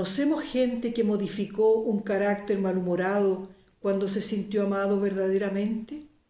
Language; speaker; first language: Spanish; native; Spanish